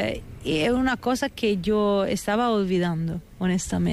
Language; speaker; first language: Spanish; non-native, fluent; Italian